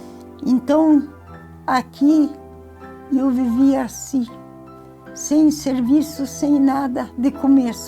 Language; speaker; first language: Portuguese; early bilingual, other home language; Ukrainian